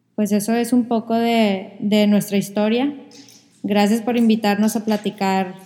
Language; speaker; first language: Spanish; native; Spanish